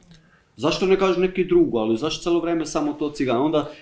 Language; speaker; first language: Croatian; non-native, learner; Albanian